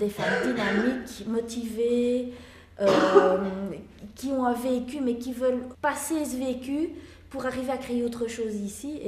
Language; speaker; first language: French; native; French